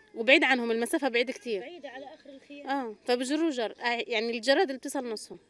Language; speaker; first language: Arabic; native; Arabic